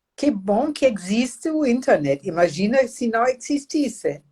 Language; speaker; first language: Portuguese; non-native, fluent; German